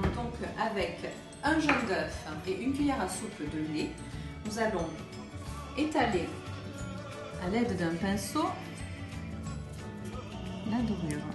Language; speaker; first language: French; native; French